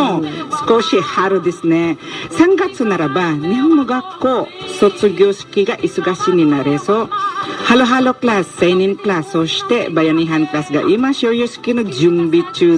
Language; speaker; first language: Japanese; non-native, learner; Filipino